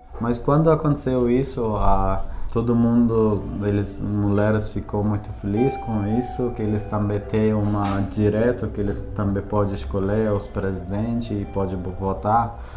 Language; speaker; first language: Portuguese; non-native, learner; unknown